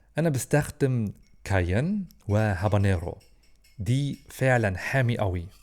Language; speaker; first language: Egyptian Arabic; non-native, learner; German